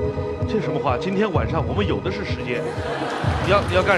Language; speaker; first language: Chinese; native; Chinese